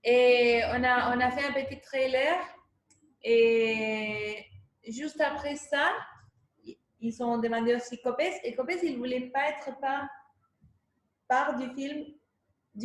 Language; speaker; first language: French; non-native, fluent; Spanish